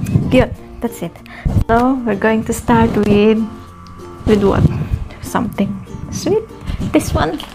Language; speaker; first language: English; non-native, local second language; Filipino